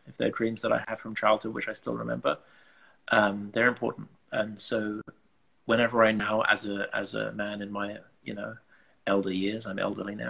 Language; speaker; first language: English; native; English